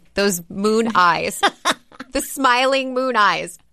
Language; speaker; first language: English; native; English